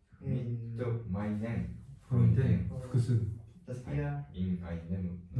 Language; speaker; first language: German; non-native, learner; Japanese